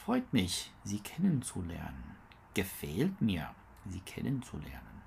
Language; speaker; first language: German; non-native, learner; English